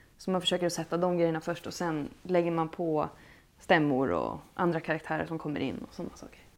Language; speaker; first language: Swedish; native; Swedish